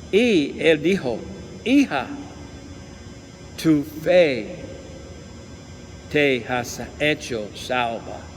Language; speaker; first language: Spanish; non-native, learner; English